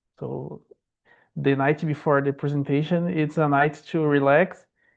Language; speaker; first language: English; non-native, learner; Portuguese